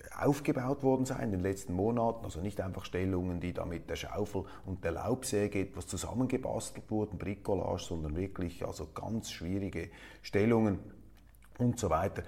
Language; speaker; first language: German; native; German